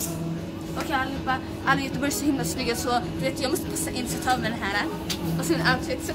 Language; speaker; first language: Swedish; early bilingual, other home language; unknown